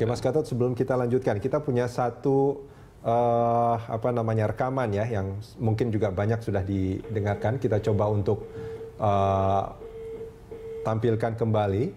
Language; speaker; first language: Indonesian; native; Indonesian